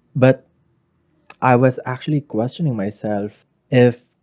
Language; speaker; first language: English; non-native, local second language; Filipino